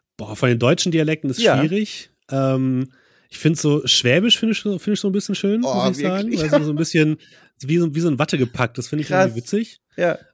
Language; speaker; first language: German; native; German